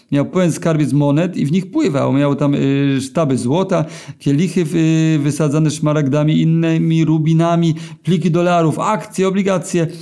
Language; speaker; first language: Polish; native; Polish